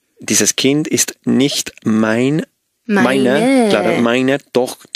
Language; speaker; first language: German; non-native, learner; Spanish